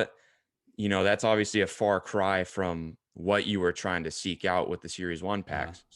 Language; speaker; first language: English; native; English